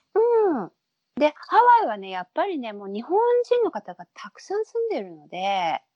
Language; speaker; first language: Japanese; native; Japanese